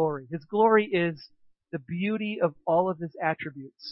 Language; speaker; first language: English; native; English